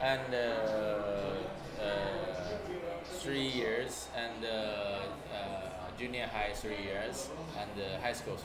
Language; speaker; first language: English; non-native, learner; Japanese